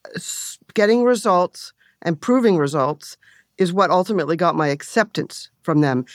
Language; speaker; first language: English; native; English